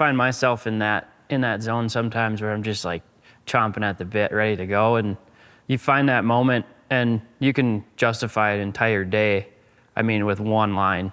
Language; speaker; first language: English; native; English